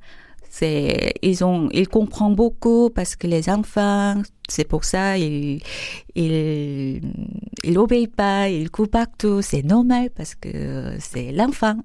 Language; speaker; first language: French; non-native, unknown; Korean